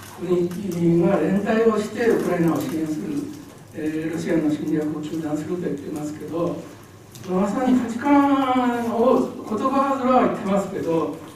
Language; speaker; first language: Japanese; native; Japanese